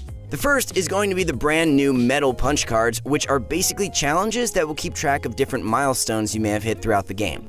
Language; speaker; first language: English; native; English